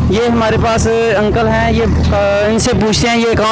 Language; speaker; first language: Urdu; non-native, local second language; Punjabi